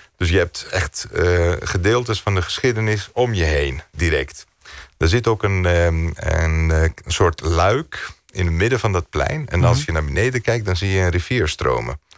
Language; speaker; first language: Dutch; non-native, fluent; Greek